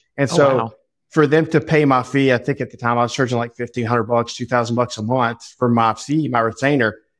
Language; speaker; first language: English; native; English